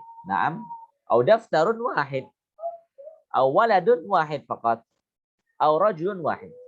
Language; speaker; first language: Arabic; non-native, fluent; Indonesian